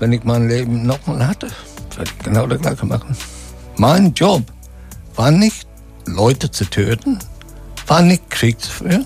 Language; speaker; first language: German; non-native, fluent; English